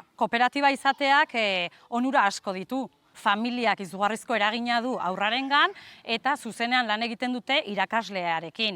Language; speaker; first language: Basque; native; Basque